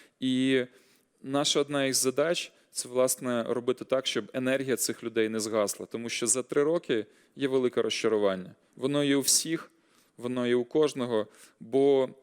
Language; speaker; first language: Ukrainian; native; Ukrainian